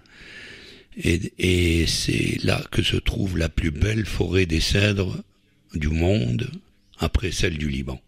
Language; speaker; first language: French; native; French